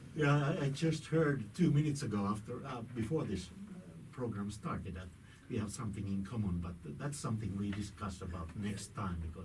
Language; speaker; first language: English; non-native, fluent; Finnish